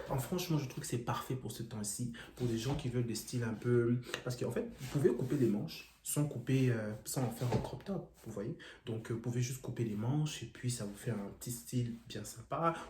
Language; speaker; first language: French; non-native, local second language; Lingala